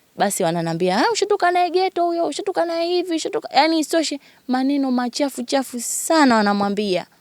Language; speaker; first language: Swahili; native; Swahili